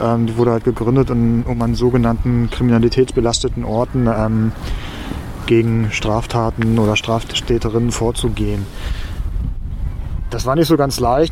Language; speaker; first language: German; native; German